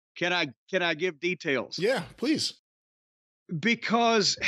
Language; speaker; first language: English; native; English